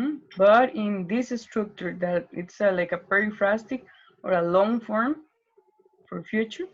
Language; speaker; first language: English; non-native, learner; Spanish